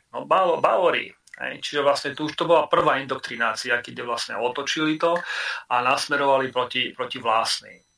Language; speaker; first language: Slovak; native; Slovak